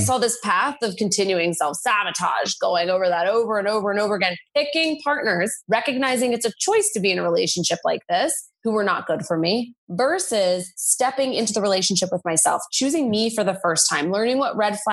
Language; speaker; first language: English; native; English